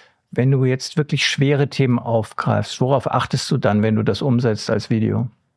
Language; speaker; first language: German; native; German